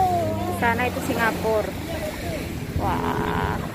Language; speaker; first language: Indonesian; non-native, local second language; Javanese